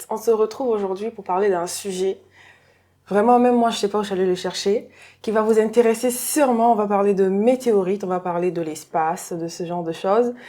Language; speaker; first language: French; native; French